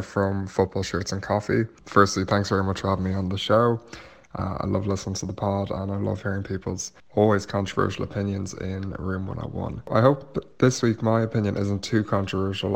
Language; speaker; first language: English; native; English